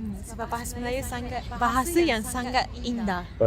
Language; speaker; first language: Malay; non-native, fluent; Japanese